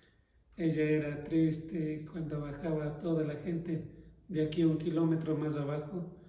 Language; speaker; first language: Spanish; non-native, local second language; Quechua